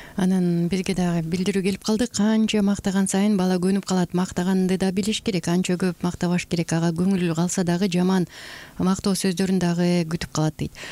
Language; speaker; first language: Kyrgyz; native; Kyrgyz